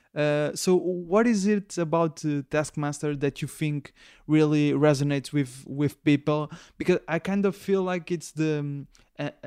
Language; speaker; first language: English; non-native, fluent; Portuguese